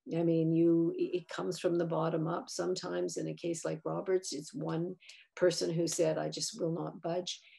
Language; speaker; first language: English; native; English